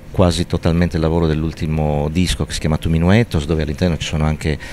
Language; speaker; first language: Italian; native; Italian